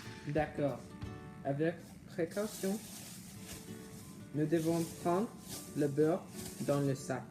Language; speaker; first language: French; non-native, learner; English